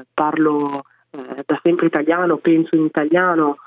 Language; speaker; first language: Italian; early bilingual, other home language; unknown